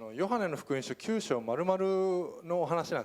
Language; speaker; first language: Japanese; native; Japanese